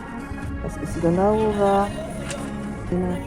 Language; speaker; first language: German; non-native, learner; Filipino